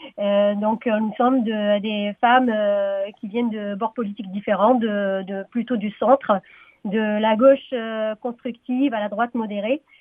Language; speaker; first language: French; non-native, local second language; Arabic